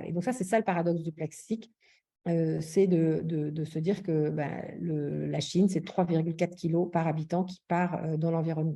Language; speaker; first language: French; native; French